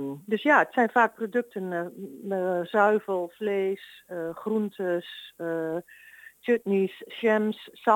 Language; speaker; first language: Dutch; native; Dutch